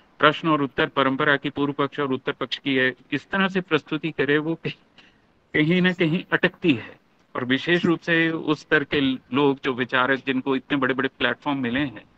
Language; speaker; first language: Hindi; native; Hindi